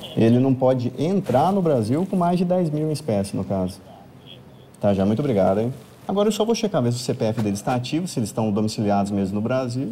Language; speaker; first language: Portuguese; native; Portuguese